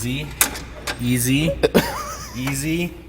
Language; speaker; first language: English; native; English